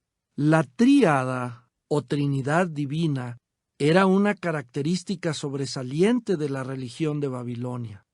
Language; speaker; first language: Spanish; native; Spanish